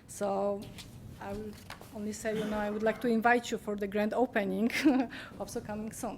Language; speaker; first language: English; non-native, learner; Polish